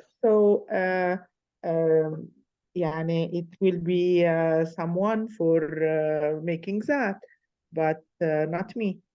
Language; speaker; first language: English; non-native, learner; Arabic